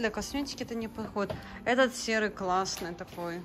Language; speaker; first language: Russian; native; Russian